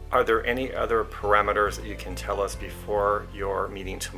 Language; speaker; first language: English; native; English